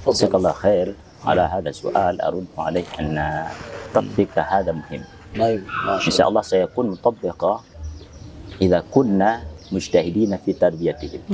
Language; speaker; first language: Arabic; non-native, fluent; Indonesian